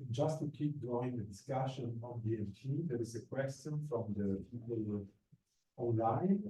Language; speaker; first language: English; non-native, fluent; Italian